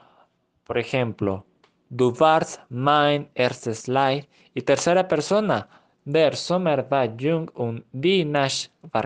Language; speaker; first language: German; non-native, learner; Spanish